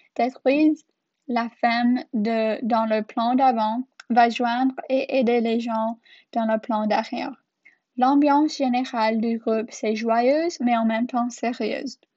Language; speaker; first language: French; non-native, learner; English